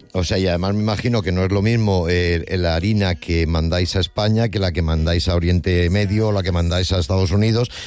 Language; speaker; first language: Spanish; native; Spanish